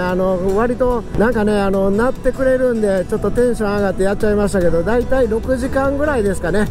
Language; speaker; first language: Japanese; native; Japanese